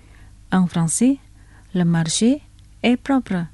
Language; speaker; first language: French; non-native, fluent; Indonesian